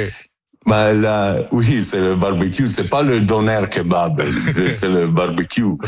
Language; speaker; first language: French; non-native, learner; Italian